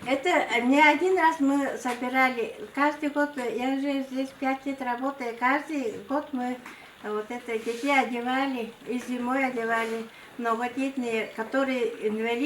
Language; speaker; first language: Russian; non-native, local second language; Tuvinian